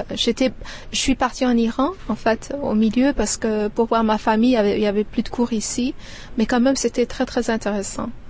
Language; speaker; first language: French; non-native, fluent; Persian